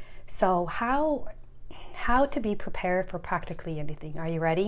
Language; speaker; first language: English; native; English